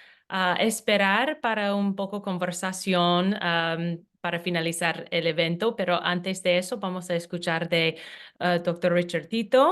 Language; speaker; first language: Spanish; non-native, fluent; English